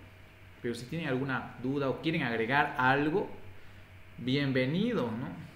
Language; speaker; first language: Spanish; native; Spanish